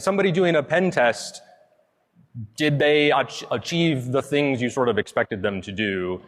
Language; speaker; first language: English; native; English